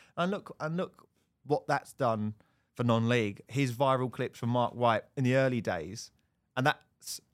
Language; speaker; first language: English; native; English